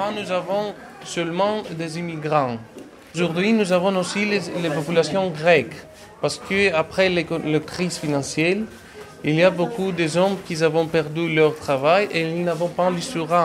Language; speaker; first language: French; non-native, learner; Greek